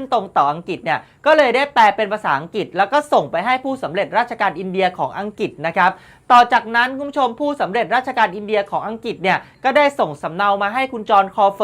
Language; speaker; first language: Thai; native; Thai